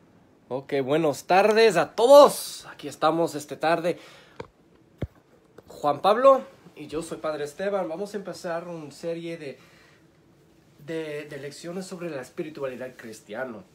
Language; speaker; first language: Spanish; early bilingual, heritage; Spanish